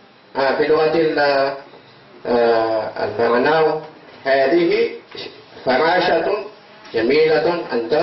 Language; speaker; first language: Arabic; non-native, fluent; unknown